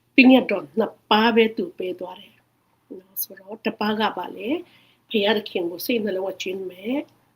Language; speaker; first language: Burmese; non-native, local second language; Hakha Chin